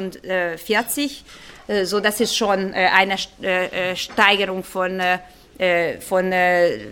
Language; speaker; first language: German; non-native, fluent; Hungarian